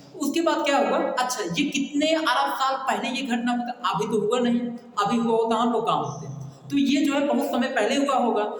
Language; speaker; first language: Hindi; native; Hindi